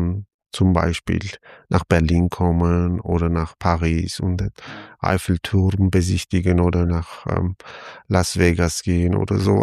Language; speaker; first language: German; non-native, fluent; Armenian